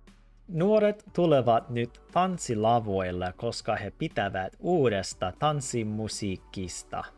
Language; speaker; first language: Finnish; non-native, learner; English